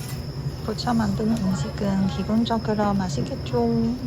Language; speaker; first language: Korean; non-native, fluent; Cantonese